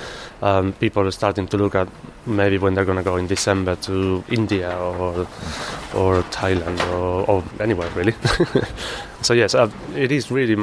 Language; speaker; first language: English; non-native, fluent; Spanish